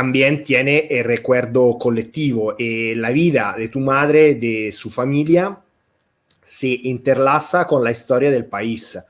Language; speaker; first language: Spanish; non-native, fluent; Italian